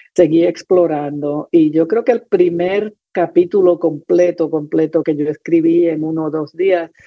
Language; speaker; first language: Spanish; native; Spanish